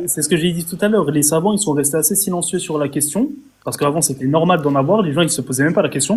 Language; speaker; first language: French; native; French